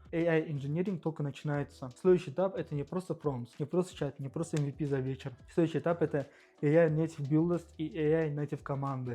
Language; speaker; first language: Russian; native; Russian